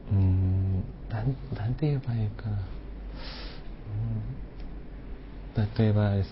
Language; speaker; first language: Japanese; non-native, fluent; Korean